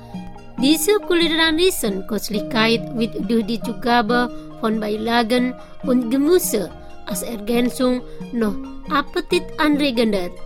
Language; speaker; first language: German; non-native, fluent; Indonesian